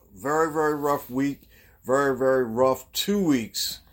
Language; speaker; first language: English; native; English